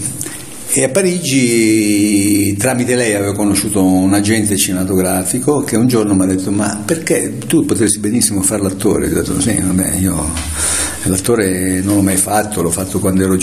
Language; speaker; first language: Italian; native; Italian